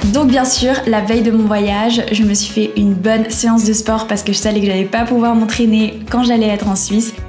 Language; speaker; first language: French; native; French